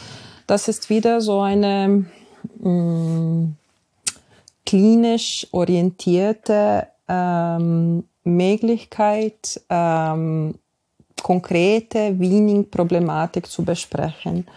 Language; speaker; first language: German; non-native, fluent; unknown